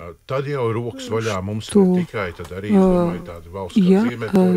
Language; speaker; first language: Russian; non-native, local second language; Latvian